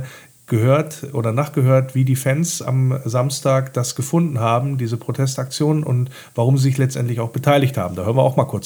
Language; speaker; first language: German; native; German